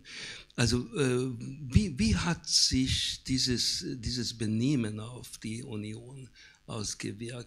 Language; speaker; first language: German; non-native, fluent; Hungarian